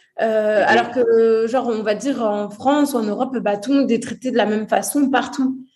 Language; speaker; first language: French; early bilingual, other home language; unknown